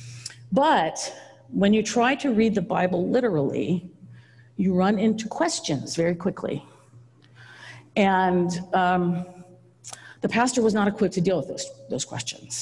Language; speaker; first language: English; native; English